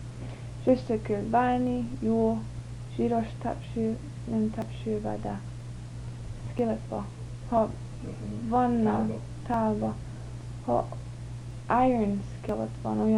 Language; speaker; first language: Hungarian; early bilingual, heritage; English